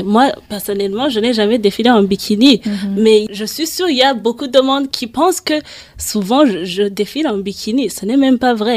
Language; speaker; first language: French; non-native, local second language; Rundi